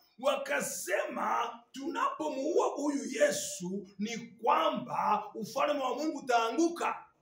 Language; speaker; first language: Swahili; non-native, local second language; Kinyarwanda